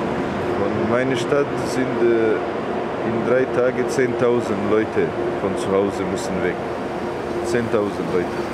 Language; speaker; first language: German; non-native, learner; Bosnian